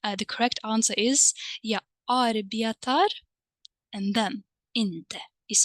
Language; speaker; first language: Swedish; non-native, fluent; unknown